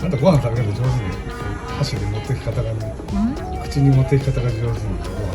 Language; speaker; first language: Japanese; non-native, learner; Filipino